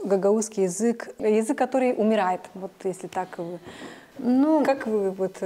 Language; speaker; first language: Russian; non-native, local second language; Romanian